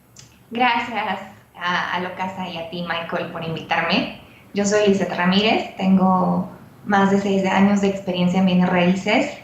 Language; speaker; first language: Spanish; native; Spanish